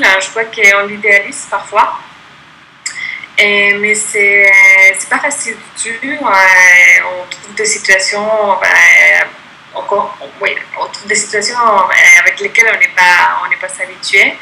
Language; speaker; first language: French; non-native, fluent; Spanish